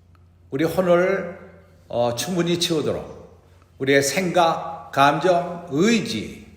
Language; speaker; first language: Korean; native; Korean